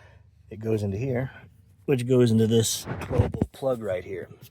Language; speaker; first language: English; native; English